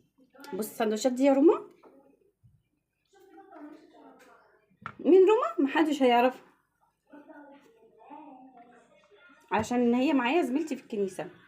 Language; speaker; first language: Arabic; native; Arabic